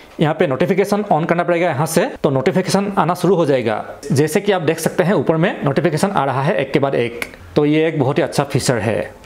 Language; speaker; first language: Hindi; non-native, local second language; Assamese